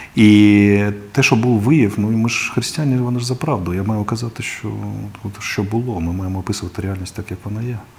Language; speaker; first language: Ukrainian; non-native, local second language; Russian